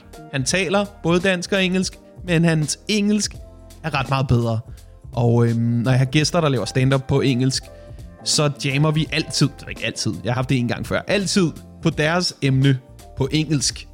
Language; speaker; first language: Danish; native; Danish